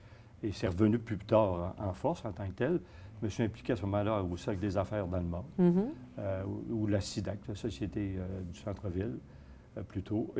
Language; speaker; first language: French; native; French